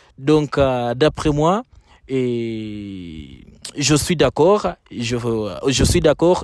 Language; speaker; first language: French; non-native, fluent; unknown